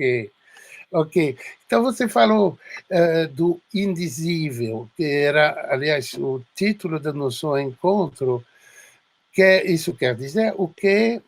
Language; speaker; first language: Portuguese; non-native, fluent; French